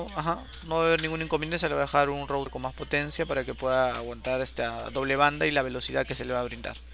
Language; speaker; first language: Spanish; native; Spanish